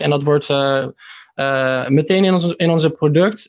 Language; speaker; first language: Dutch; early bilingual, heritage; Dutch